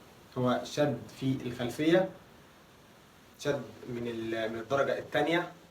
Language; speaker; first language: Arabic; native; Arabic